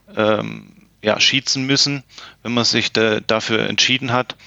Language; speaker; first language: German; native; German